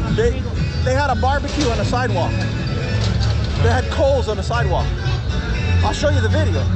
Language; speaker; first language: English; early bilingual, other home language; Portuguese